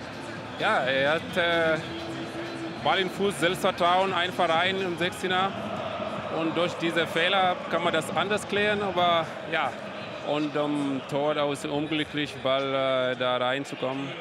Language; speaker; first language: German; non-native, learner; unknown